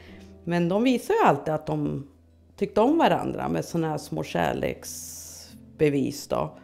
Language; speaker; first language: Swedish; early bilingual, other home language; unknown